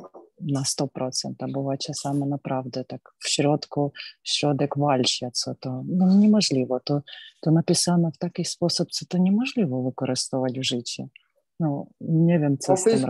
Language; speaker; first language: Polish; non-native, learner; Ukrainian